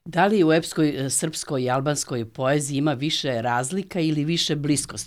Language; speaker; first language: Serbian; native; Serbian